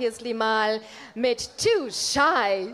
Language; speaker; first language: German; native; German